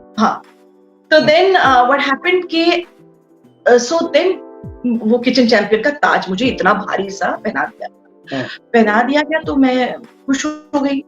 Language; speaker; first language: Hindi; non-native, local second language; Bangla